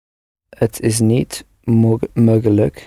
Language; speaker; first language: Dutch; non-native, learner; English